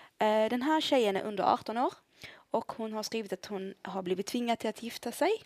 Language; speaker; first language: Swedish; early bilingual, other home language; Arabic